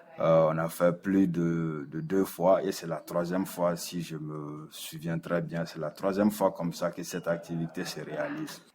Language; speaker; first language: French; non-native, local second language; Bambara